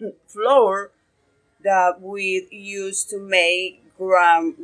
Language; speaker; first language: English; non-native, learner; Spanish